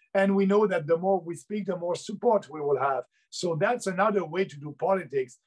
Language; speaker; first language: English; native; English